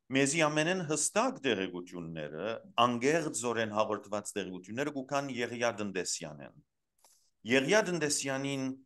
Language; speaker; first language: Armenian; early bilingual, heritage; Armenian